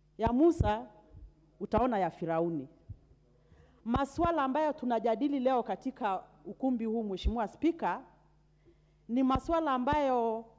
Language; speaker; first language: Swahili; non-native, local second language; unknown